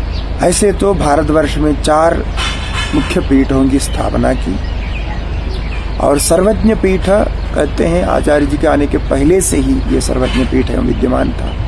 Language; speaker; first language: Hindi; non-native, local second language; Malayalam